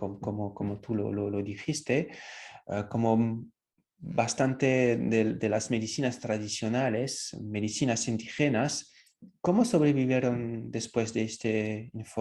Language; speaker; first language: Spanish; non-native, fluent; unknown